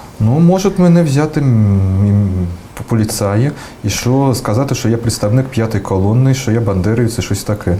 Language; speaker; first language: Ukrainian; early bilingual, heritage; Russian